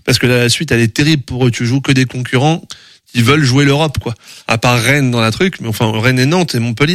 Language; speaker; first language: French; native; French